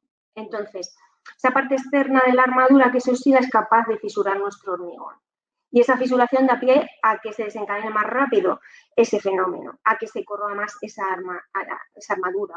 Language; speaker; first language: Spanish; native; Spanish